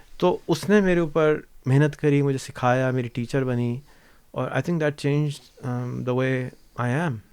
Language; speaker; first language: Urdu; native; Urdu